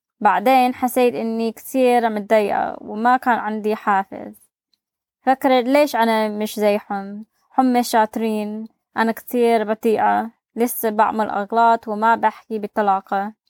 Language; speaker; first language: Arabic; non-native, learner; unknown